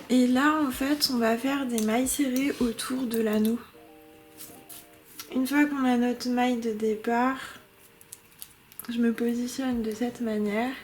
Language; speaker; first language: French; native; French